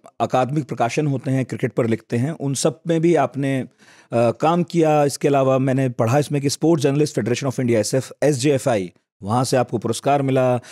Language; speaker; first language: Hindi; native; Hindi